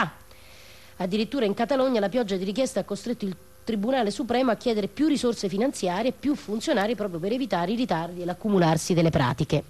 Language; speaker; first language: Italian; native; Italian